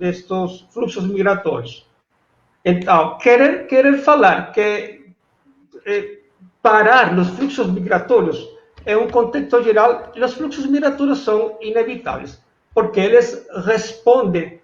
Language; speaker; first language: Portuguese; non-native, fluent; Spanish